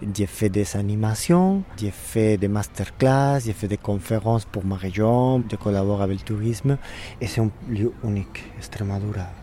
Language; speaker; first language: French; non-native, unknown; Spanish